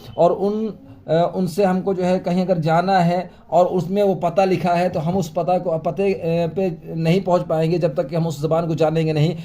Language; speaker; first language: Hindi; native; Hindi